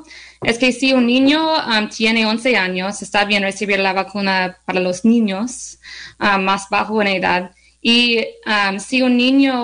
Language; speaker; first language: Spanish; non-native, learner; English